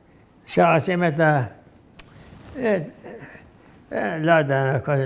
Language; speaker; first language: Hebrew; non-native, fluent; Arabic